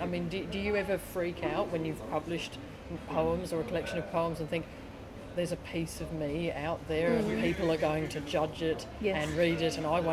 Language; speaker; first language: English; native; English